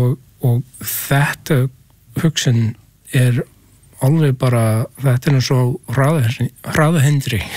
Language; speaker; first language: Icelandic; non-native, learner; English